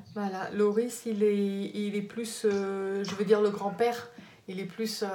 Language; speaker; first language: French; native; French